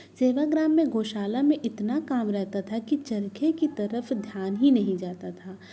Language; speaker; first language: Hindi; native; Hindi